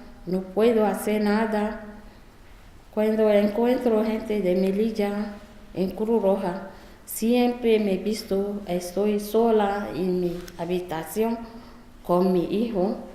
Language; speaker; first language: Spanish; non-native, learner; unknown